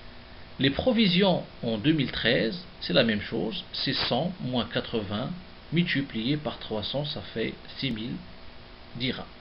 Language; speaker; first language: French; non-native, local second language; Arabic